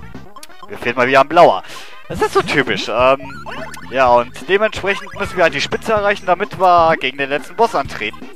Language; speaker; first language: German; native; German